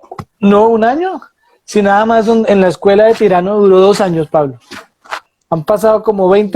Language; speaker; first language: Spanish; native; Spanish